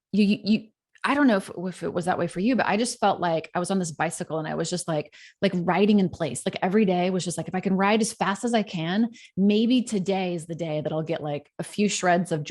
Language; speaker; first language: English; native; English